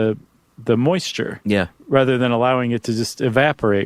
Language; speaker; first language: English; native; English